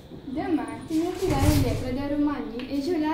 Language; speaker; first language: French; native; French